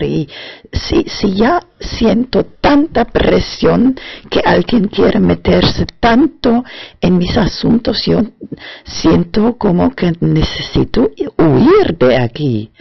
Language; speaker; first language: Spanish; non-native, fluent; German